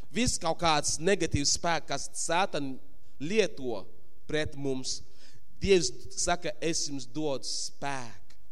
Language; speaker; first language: Latvian; non-native, fluent; English